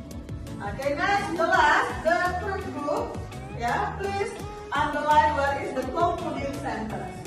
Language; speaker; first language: English; non-native, fluent; Indonesian